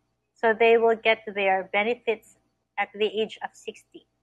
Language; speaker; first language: English; non-native, fluent; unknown